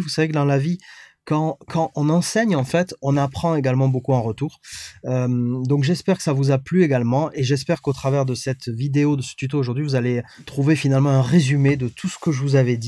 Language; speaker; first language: French; native; French